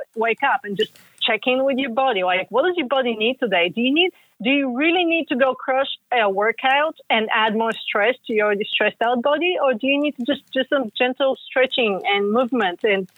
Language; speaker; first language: English; non-native, fluent; Bulgarian